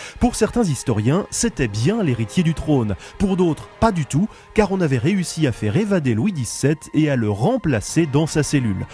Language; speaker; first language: French; native; French